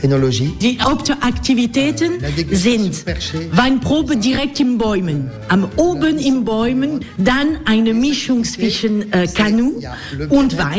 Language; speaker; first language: German; non-native, learner; French